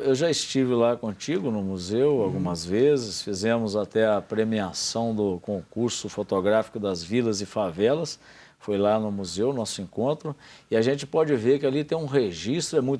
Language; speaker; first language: Portuguese; native; Portuguese